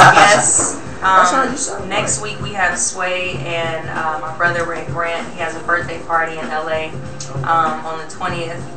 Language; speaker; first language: English; native; English